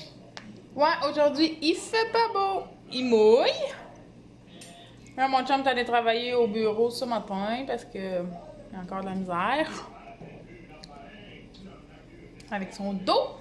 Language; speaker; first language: French; native; French